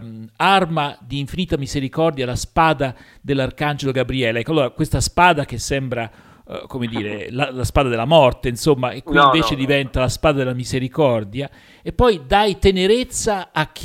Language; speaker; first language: Italian; native; Italian